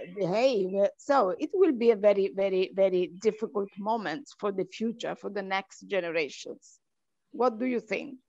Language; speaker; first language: English; non-native, fluent; Italian